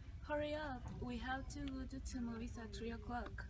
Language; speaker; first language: English; non-native, learner; Spanish